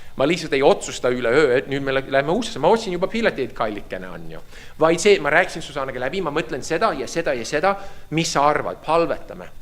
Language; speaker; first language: Estonian; early bilingual, heritage; Estonian